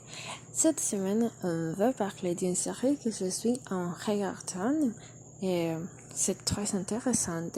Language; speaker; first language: French; non-native, learner; Spanish